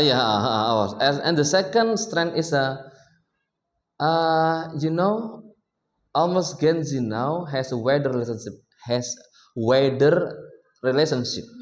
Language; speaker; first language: English; non-native, learner; Indonesian